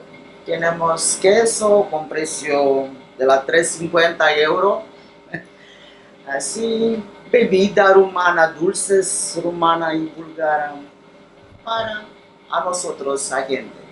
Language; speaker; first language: Spanish; non-native, learner; Romanian